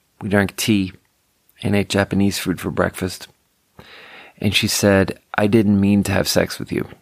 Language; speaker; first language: English; native; English